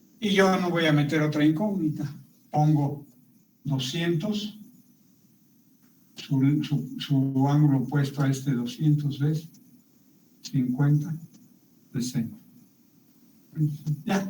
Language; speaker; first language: Spanish; native; Spanish